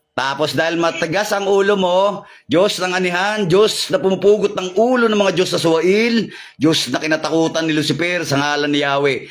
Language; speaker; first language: Filipino; native; Filipino